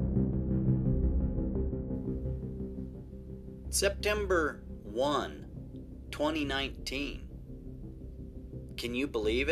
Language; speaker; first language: English; native; English